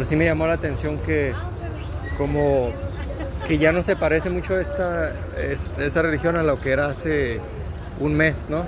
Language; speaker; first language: Spanish; native; Spanish